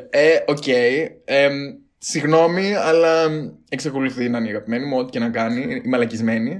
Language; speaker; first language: Greek; native; Greek